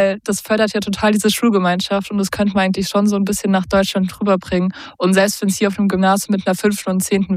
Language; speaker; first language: German; native; German